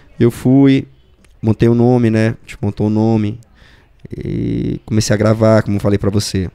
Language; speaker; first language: Portuguese; native; Portuguese